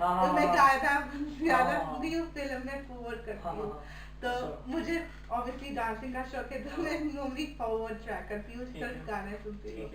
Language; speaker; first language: Hindi; early bilingual, heritage; Hindi